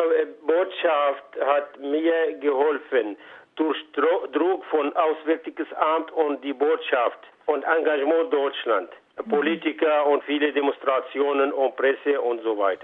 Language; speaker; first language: German; non-native, fluent; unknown